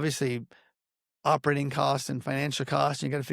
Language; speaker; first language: English; native; English